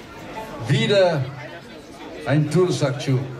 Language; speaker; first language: German; non-native, learner; English